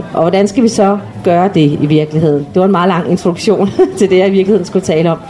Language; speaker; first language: Danish; native; Danish